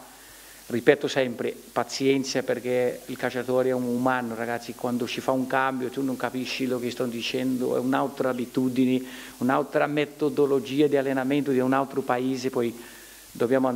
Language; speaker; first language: Italian; non-native, fluent; Portuguese